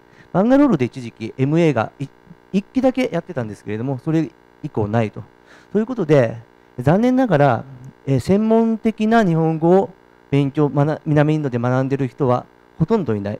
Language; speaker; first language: Japanese; native; Japanese